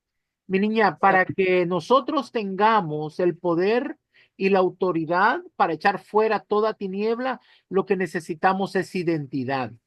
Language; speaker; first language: Spanish; native; Spanish